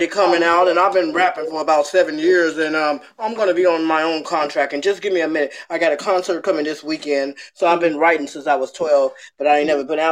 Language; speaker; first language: English; native; English